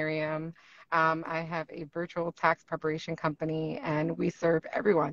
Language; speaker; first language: English; native; English